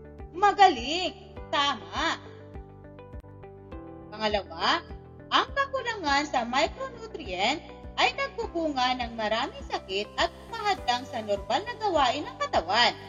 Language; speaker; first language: Filipino; native; Filipino